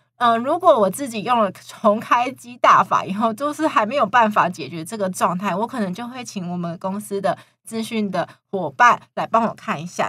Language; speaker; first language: Chinese; native; Chinese